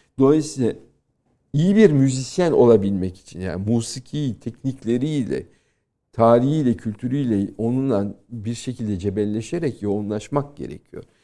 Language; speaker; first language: Turkish; native; Turkish